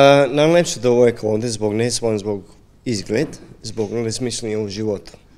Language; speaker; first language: Serbian; non-native, learner; English